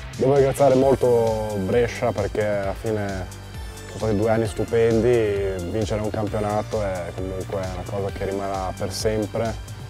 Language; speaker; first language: Italian; early bilingual, other home language; Bosnian